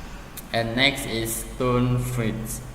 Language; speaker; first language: English; non-native, learner; Indonesian